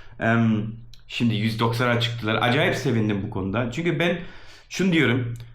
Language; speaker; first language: Turkish; early bilingual, heritage; Turkish